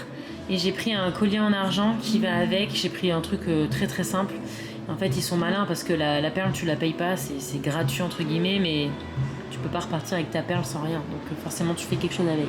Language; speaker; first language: French; native; French